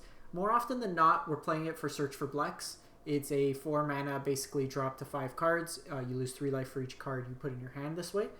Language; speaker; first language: English; native; English